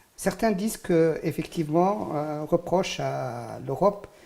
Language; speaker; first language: French; non-native, local second language; Arabic